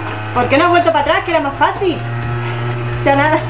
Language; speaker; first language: Spanish; native; Spanish